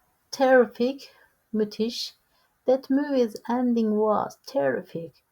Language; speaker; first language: English; non-native, fluent; Turkish